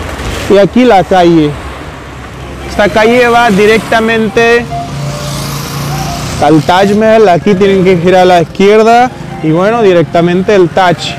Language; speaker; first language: Spanish; non-native, fluent; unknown